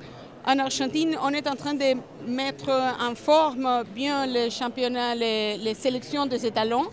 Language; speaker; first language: French; non-native, learner; Spanish